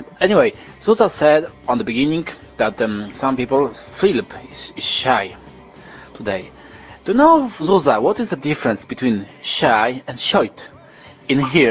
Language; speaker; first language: English; non-native, learner; Polish